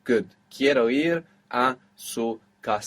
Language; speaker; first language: Spanish; non-native, fluent; English